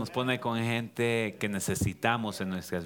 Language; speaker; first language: Spanish; native; Spanish